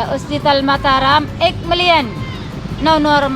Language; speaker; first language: English; non-native, learner; Sasak